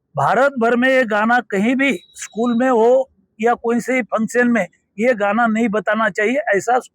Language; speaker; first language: Hindi; non-native, local second language; Marathi